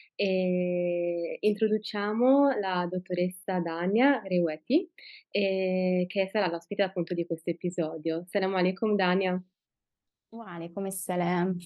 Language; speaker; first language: Italian; early bilingual, other home language; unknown